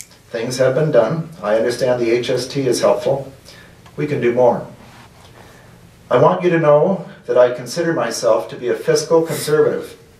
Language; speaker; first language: English; native; English